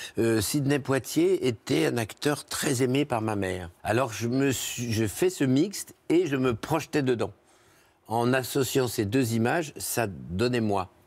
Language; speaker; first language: French; native; French